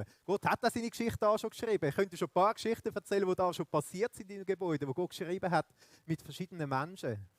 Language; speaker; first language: German; native; German